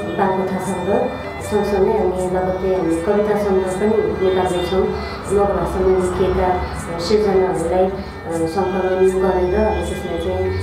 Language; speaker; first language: Nepali; non-native, local second language; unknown